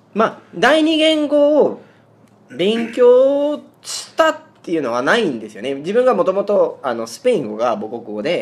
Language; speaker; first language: Japanese; non-native, fluent; Spanish